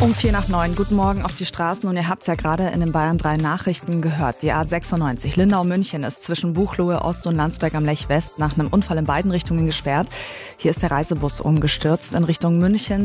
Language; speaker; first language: German; native; German